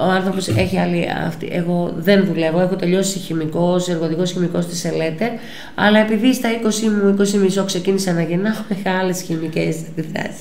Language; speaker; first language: Greek; native; Greek